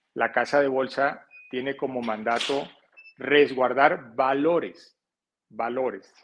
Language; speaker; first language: Spanish; native; Spanish